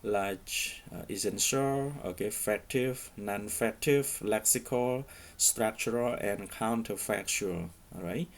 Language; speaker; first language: English; non-native, fluent; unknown